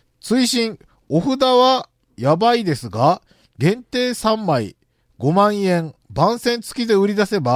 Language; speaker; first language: Japanese; native; Japanese